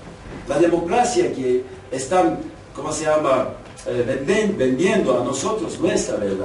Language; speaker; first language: Spanish; non-native, fluent; Kurdish